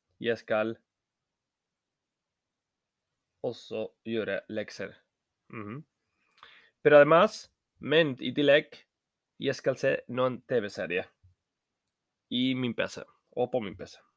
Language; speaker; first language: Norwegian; non-native, learner; Spanish